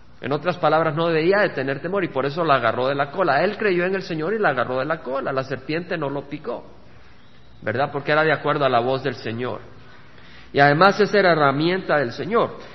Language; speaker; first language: Spanish; native; Spanish